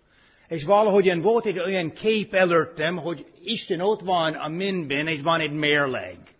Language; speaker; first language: Hungarian; non-native, fluent; English